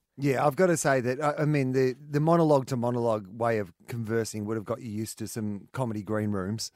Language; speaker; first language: English; native; English